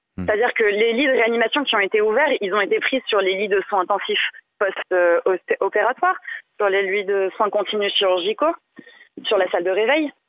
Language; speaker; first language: French; native; French